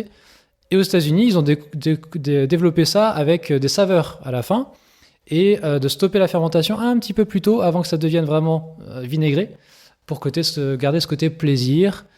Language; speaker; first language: French; native; French